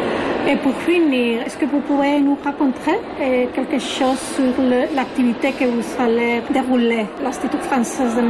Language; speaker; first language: French; non-native, fluent; Spanish